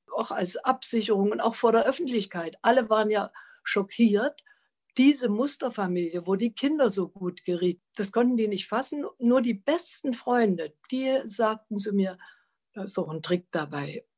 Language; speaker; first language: German; native; German